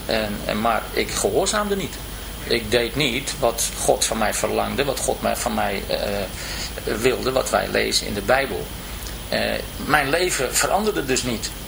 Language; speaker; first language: Dutch; native; Dutch